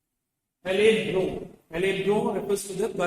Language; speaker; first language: French; non-native, fluent; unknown